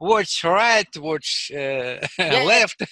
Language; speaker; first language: English; non-native, learner; Russian